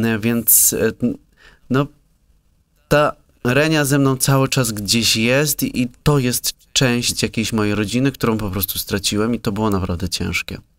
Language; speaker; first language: Polish; native; Polish